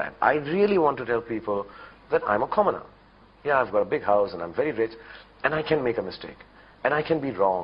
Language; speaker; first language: English; non-native, local second language; Hindi